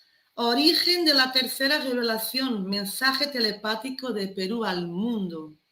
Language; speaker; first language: Spanish; non-native, fluent; Portuguese